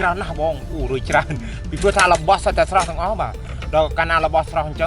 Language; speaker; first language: Khmer; native; Khmer